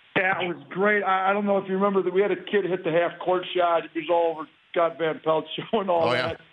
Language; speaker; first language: English; native; English